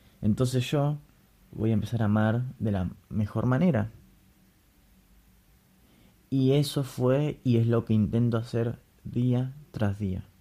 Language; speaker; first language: Spanish; native; Spanish